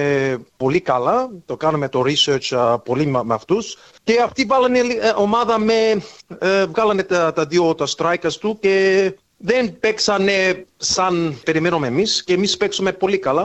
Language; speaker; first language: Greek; early bilingual, heritage; English